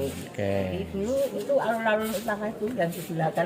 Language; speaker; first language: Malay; non-native, local second language; Javanese